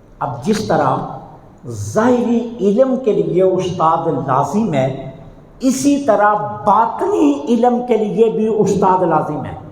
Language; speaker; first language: Urdu; non-native, local second language; Punjabi